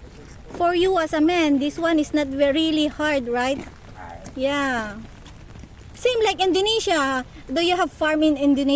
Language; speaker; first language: English; non-native, local second language; Filipino